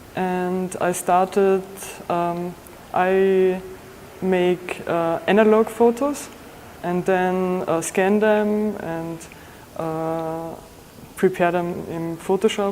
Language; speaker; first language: English; non-native, fluent; German